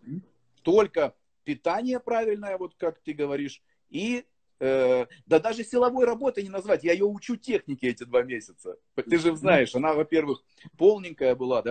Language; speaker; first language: Russian; native; Russian